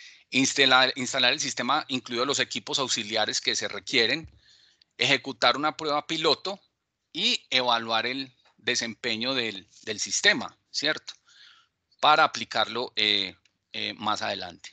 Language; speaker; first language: Spanish; native; Spanish